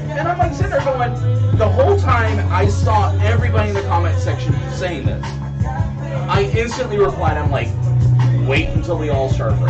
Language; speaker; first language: English; native; English